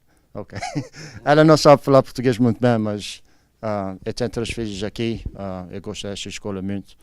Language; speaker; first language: Portuguese; early bilingual, heritage; Portuguese